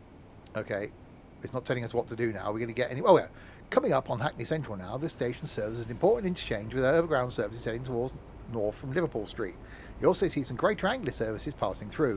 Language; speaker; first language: English; native; English